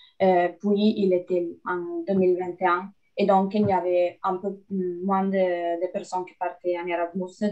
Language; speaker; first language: French; non-native, fluent; Italian